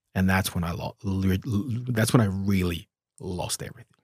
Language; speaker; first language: English; early bilingual, other home language; Romanian